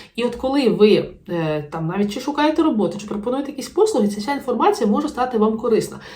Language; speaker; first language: Ukrainian; native; Ukrainian